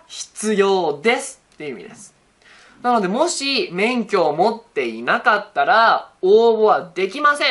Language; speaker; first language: Japanese; native; Japanese